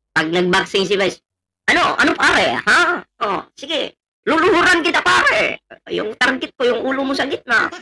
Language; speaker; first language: Filipino; non-native, local second language; Cebuano